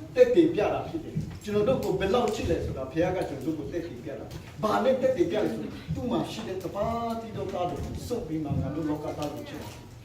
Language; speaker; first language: Burmese; non-native, local second language; Lahu